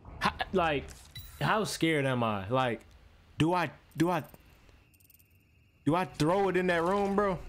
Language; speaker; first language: English; native; English